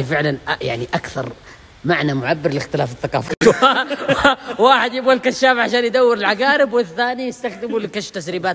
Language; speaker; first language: Arabic; native; Arabic